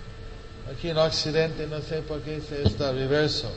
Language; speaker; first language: Spanish; non-native, fluent; English